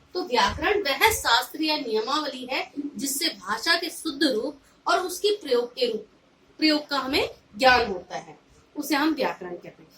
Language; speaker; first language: Hindi; native; Hindi